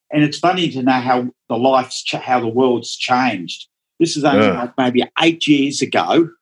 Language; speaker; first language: English; non-native, local second language; Dutch